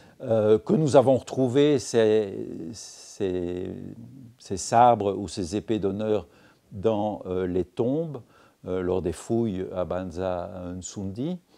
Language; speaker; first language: French; native; French